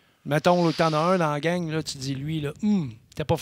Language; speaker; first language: French; native; French